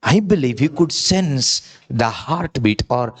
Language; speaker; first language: English; non-native, local second language; Kannada